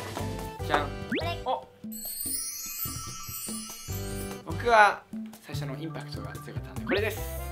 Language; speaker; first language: Japanese; native; Japanese